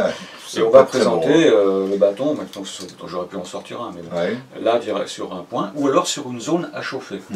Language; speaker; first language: French; native; French